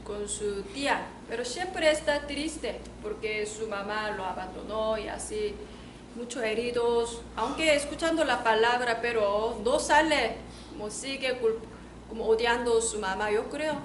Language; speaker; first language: Spanish; non-native, learner; Korean